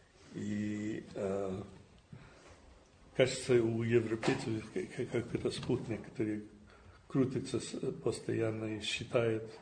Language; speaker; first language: Russian; non-native, fluent; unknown